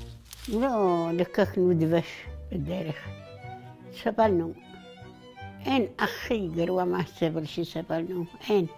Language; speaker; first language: Hebrew; non-native, fluent; Arabic